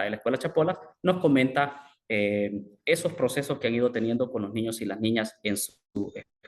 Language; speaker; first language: Spanish; native; Spanish